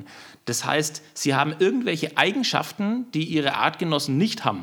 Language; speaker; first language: German; native; German